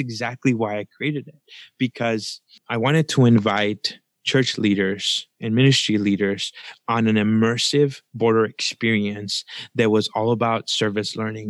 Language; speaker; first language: English; early bilingual, other home language; Spanish